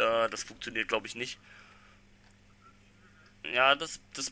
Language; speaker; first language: German; native; German